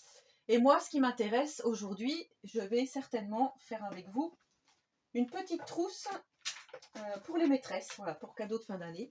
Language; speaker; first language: French; native; French